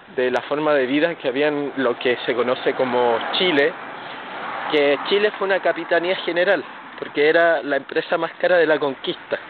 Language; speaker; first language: Spanish; native; Spanish